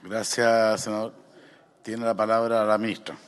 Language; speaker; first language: Spanish; native; Spanish